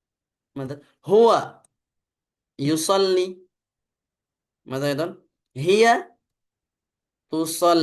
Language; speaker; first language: Arabic; non-native, fluent; Indonesian